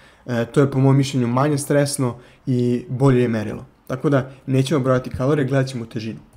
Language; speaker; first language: Serbian; native; Serbian